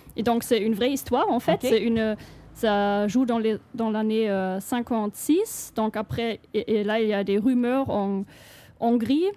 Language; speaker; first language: French; non-native, fluent; German